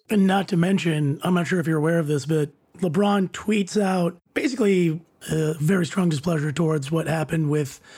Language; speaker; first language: English; native; English